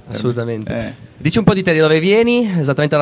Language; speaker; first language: Italian; native; Italian